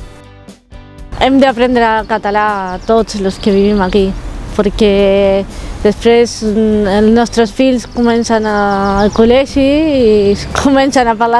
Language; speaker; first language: Catalan; non-native, fluent; Spanish